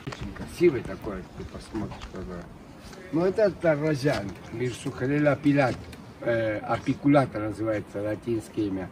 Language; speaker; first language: Russian; early bilingual, heritage; Spanish